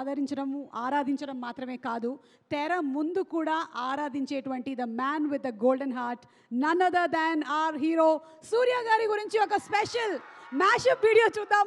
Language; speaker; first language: Telugu; native; Telugu